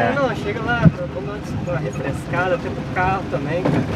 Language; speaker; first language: Portuguese; native; Portuguese